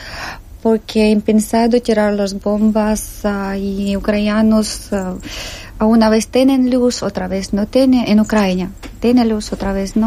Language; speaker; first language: Spanish; non-native, learner; Ukrainian